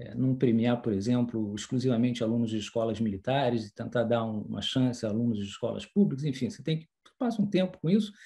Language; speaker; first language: Portuguese; early bilingual, other home language; French